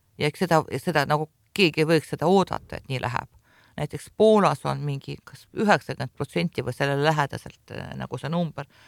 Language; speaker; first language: Estonian; non-native, local second language; Russian